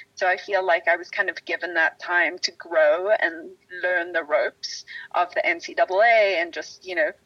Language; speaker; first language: English; native; English